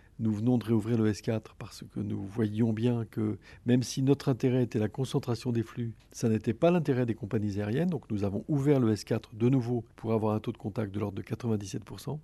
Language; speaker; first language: French; native; French